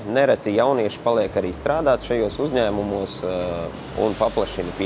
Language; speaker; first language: Latvian; native; Latvian